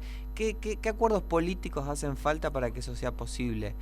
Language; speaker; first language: Spanish; native; Spanish